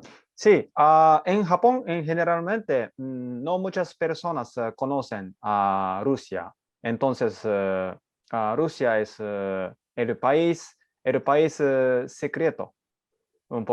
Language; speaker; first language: Spanish; non-native, learner; Japanese